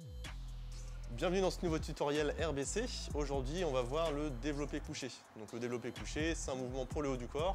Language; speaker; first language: French; native; French